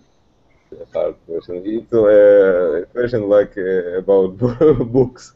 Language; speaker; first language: English; non-native, learner; Russian